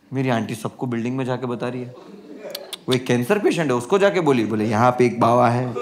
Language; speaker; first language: Hindi; non-native, local second language; Gujarati